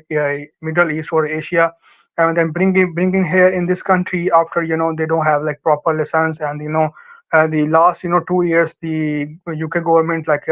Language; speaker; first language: English; non-native, learner; Urdu